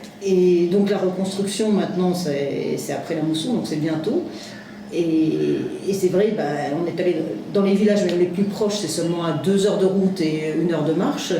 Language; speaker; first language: French; native; French